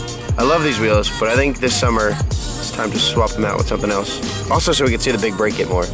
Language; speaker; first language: English; native; English